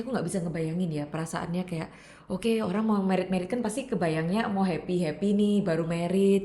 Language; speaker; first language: Indonesian; native; Indonesian